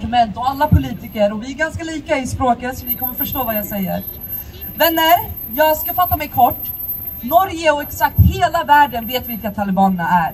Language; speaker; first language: Swedish; early bilingual, other home language; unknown